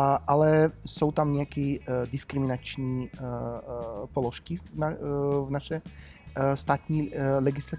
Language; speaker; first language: Czech; non-native, fluent; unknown